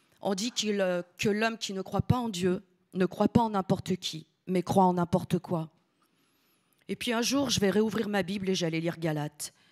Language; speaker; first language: French; early bilingual, other home language; Italian